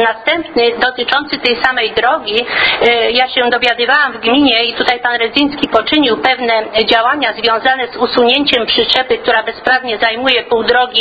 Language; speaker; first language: Polish; native; Polish